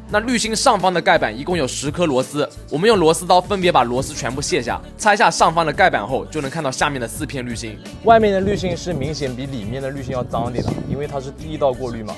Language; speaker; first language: Chinese; native; Chinese